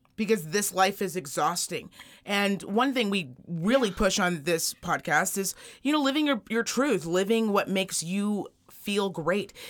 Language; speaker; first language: English; native; English